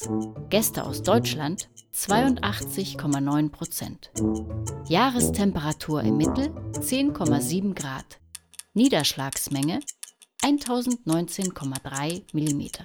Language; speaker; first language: German; native; German